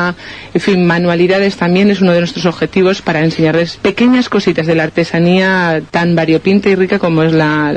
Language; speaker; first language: Spanish; native; Spanish